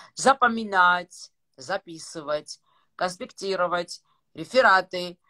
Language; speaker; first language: Russian; non-native, fluent; Georgian